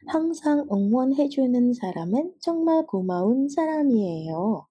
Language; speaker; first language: Korean; non-native, fluent; Indonesian